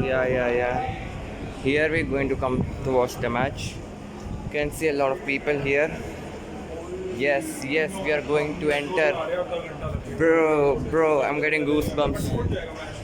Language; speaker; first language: English; non-native, local second language; Tamil